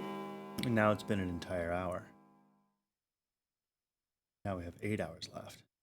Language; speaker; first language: English; native; English